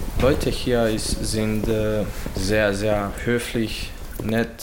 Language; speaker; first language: German; non-native, learner; Bosnian